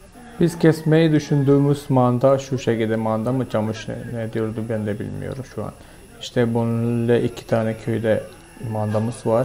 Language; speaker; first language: Turkish; non-native, fluent; Malayalam